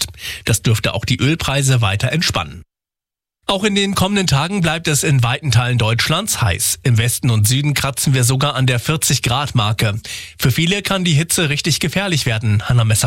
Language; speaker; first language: German; native; German